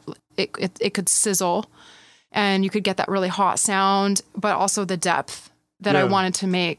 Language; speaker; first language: English; native; English